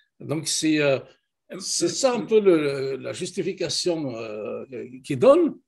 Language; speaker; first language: French; non-native, local second language; Kabyle